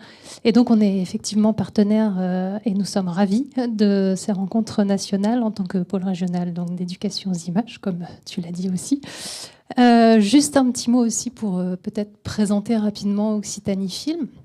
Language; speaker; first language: French; native; French